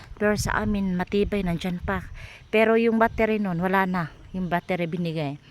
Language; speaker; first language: Filipino; non-native, local second language; Cebuano